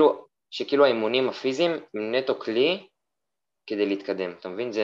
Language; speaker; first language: Hebrew; native; Hebrew